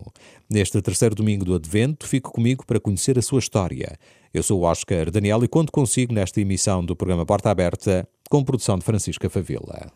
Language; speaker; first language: Portuguese; native; Portuguese